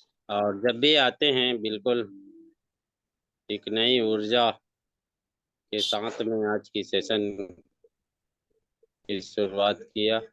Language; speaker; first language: Hindi; native; Hindi